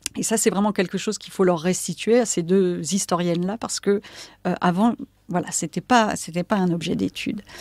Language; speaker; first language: French; native; French